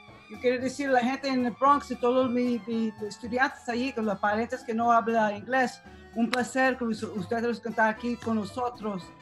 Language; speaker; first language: Spanish; early bilingual, heritage; Spanish